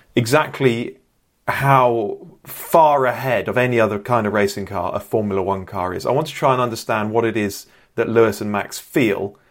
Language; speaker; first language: English; native; English